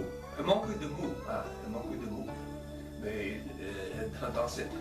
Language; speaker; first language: French; non-native, learner; Chinese